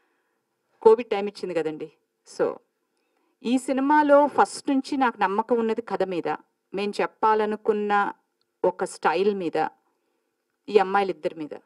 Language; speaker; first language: Telugu; native; Telugu